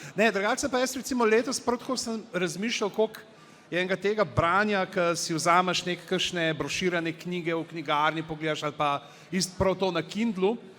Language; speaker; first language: Slovenian; native; Slovenian